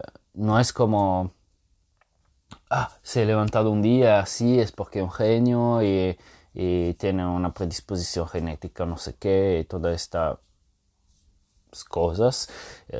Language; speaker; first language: Spanish; non-native, fluent; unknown